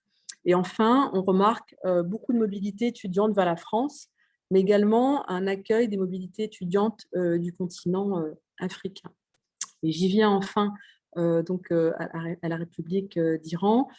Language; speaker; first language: French; native; French